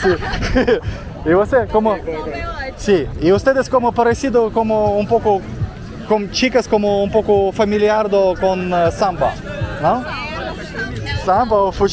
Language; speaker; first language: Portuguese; non-native, learner; Russian